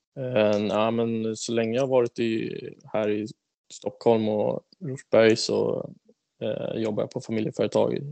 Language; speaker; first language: Swedish; native; Swedish